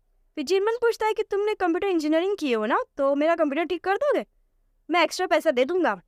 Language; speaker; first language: Hindi; native; Hindi